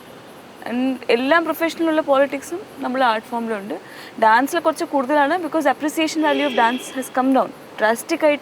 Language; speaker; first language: Malayalam; non-native, fluent; Tamil